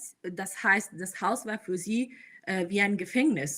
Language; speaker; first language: German; non-native, fluent; Persian